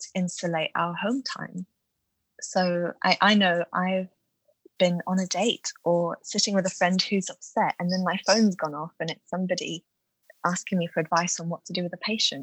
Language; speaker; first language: English; native; English